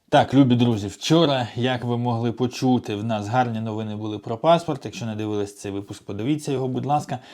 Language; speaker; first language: Ukrainian; non-native, local second language; Russian